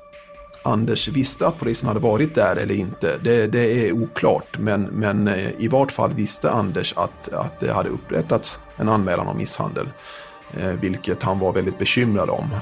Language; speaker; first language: Swedish; native; Swedish